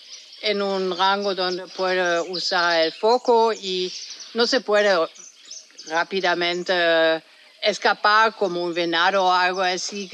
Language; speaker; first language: Spanish; non-native, fluent; German